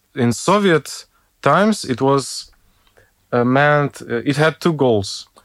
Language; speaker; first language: English; non-native, fluent; Ukrainian